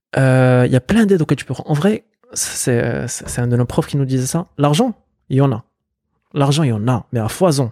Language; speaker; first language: French; non-native, local second language; Arabic